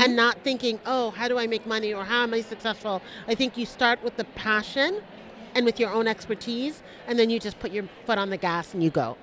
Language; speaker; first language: English; early bilingual, other home language; Spanish